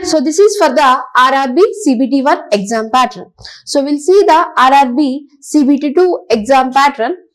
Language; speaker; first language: English; non-native, local second language; Telugu